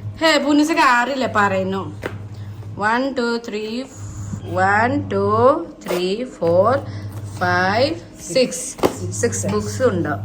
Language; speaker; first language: Malayalam; non-native, learner; Nepali